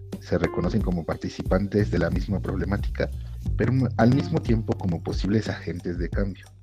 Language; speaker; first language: Spanish; native; Spanish